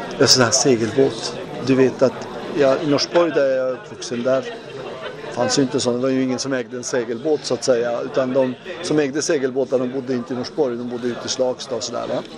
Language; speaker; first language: Swedish; early bilingual, other home language; Turoyo